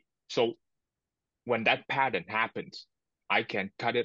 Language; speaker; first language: English; non-native, local second language; Cantonese